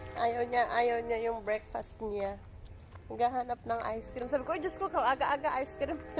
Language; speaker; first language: Filipino; native; Filipino